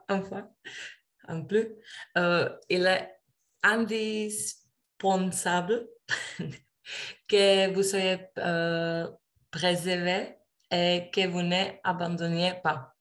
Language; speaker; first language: French; non-native, learner; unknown